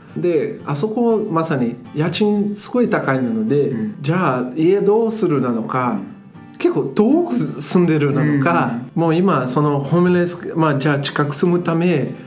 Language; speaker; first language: Japanese; non-native, fluent; Portuguese